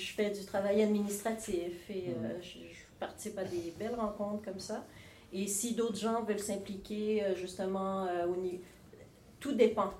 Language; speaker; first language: French; native; French